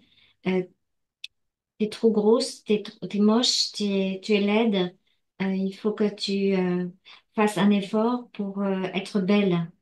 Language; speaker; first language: French; native; French